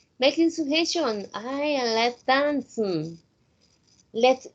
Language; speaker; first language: English; non-native, fluent; Spanish